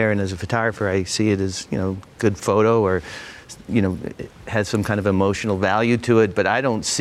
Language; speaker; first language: English; native; English